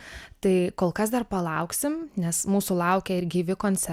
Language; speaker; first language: Lithuanian; native; Lithuanian